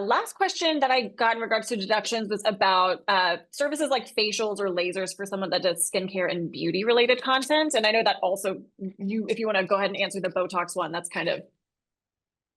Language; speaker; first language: English; native; English